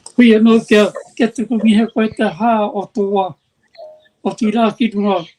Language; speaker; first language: Māori; native; Māori